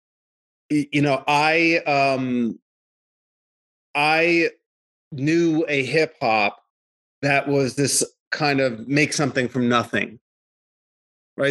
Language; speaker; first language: English; native; English